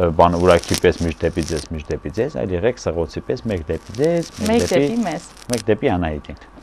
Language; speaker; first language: Armenian; native; Armenian